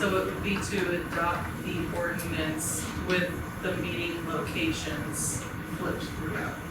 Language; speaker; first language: English; native; English